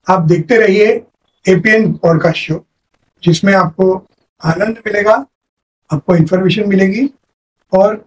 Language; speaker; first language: Hindi; non-native, local second language; Marathi